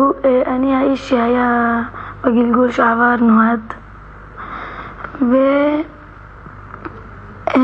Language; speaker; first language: Hebrew; non-native, local second language; Arabic